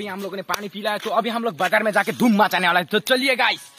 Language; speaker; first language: Hindi; non-native, local second language; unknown